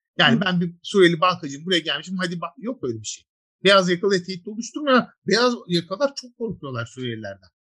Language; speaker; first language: Turkish; native; Turkish